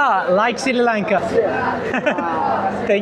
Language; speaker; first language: English; non-native, learner; Turkish